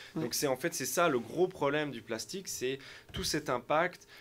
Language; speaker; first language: French; native; French